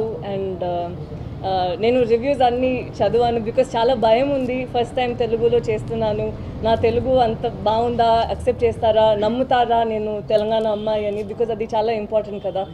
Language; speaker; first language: Telugu; non-native, learner; Tamil